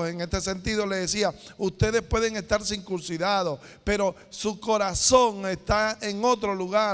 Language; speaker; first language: Spanish; native; Spanish